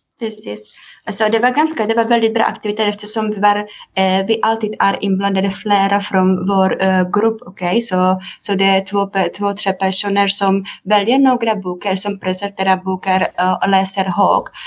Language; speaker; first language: Swedish; non-native, fluent; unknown